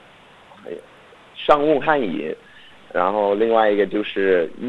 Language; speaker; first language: Chinese; non-native, learner; English